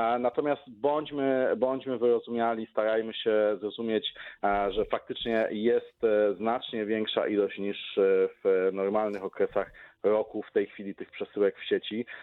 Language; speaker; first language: Polish; native; Polish